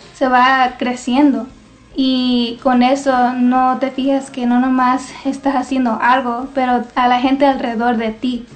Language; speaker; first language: Spanish; early bilingual, heritage; Spanish